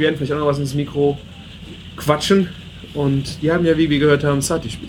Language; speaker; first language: German; native; German